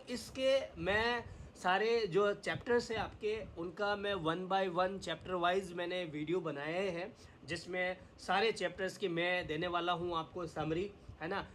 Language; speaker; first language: Hindi; native; Hindi